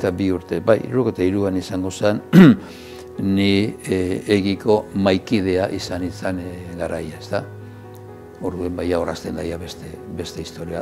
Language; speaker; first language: Basque; native; Basque